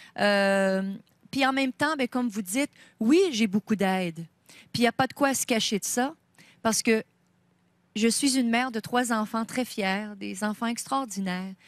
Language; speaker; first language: French; native; French